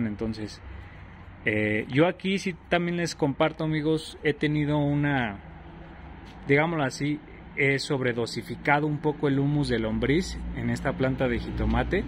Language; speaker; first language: Spanish; native; Spanish